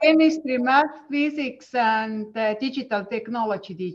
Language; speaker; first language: English; non-native, learner; Estonian